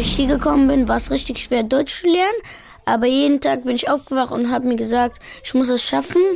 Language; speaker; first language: German; early bilingual, other home language; Pashto